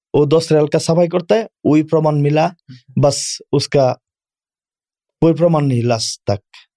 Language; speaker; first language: Urdu; non-native, learner; Bangla